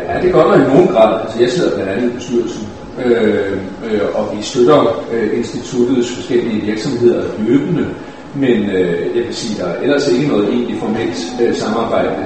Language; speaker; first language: Danish; native; Danish